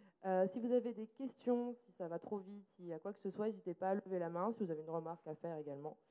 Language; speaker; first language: French; native; French